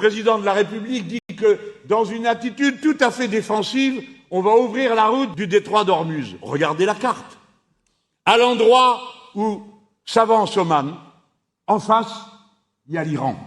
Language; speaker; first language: French; native; French